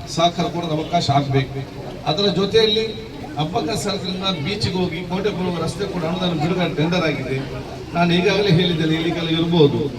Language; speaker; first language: Kannada; non-native, local second language; Malayalam